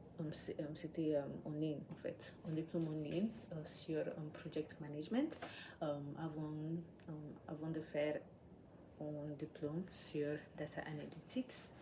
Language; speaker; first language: French; non-native, learner; English